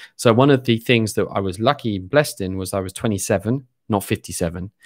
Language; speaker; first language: English; native; English